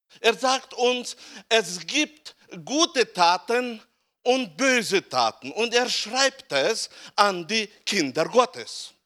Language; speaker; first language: German; non-native, fluent; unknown